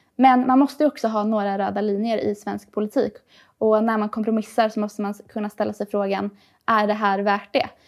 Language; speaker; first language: Swedish; early bilingual, other home language; Persian